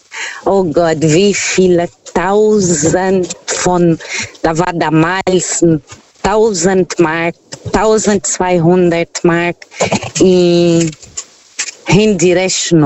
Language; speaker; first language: German; non-native, fluent; Portuguese